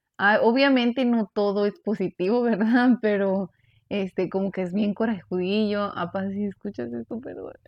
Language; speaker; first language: Spanish; early bilingual, heritage; Spanish